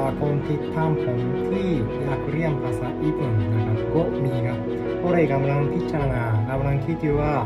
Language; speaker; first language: Thai; non-native, learner; Japanese